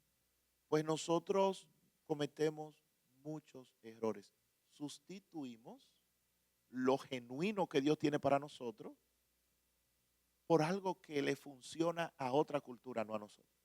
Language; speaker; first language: Spanish; native; Spanish